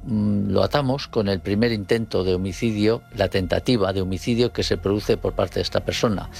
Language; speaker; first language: Spanish; native; Spanish